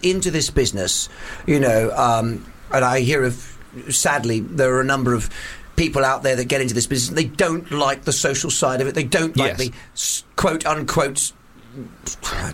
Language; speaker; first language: English; native; English